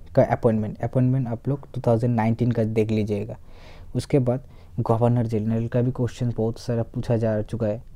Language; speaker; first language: Hindi; non-native, local second language; Bangla